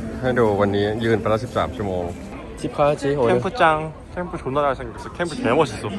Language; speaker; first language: Korean; non-native, learner; Thai